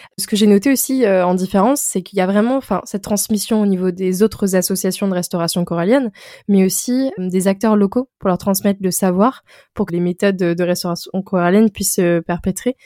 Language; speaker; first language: French; native; French